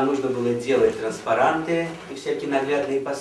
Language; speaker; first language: Russian; native; Russian